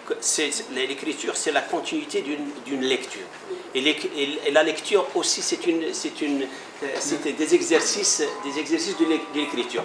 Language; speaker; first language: French; non-native, local second language; Arabic